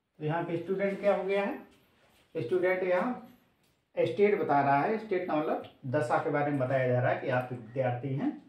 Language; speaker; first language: Hindi; native; Hindi